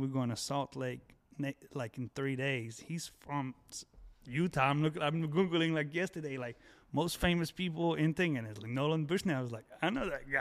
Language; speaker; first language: English; early bilingual, other home language; French